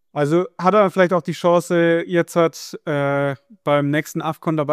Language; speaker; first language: German; native; German